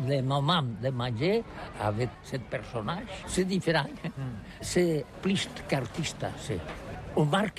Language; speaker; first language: French; non-native, learner; Catalan